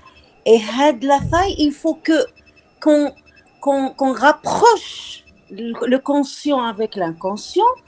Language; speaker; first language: French; non-native, local second language; Arabic